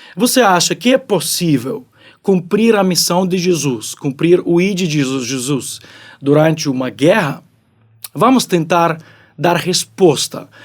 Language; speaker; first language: Portuguese; non-native, fluent; Ukrainian